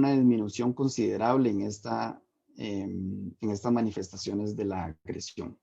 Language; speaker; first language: Spanish; native; Spanish